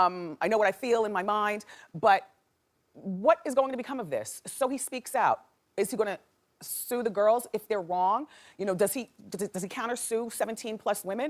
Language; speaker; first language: English; native; English